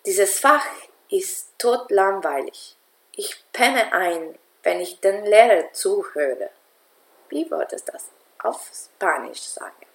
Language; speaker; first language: German; non-native, fluent; Spanish